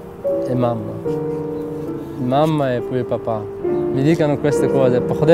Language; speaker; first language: Italian; non-native, learner; Pashto